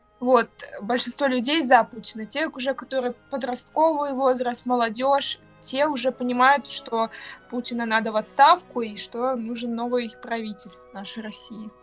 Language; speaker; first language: Russian; native; Russian